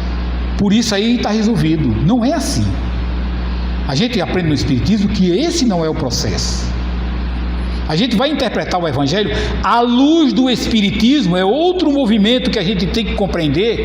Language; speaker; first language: Portuguese; native; Portuguese